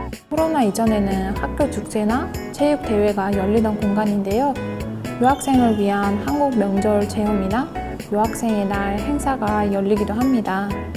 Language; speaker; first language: Korean; non-native, fluent; Uzbek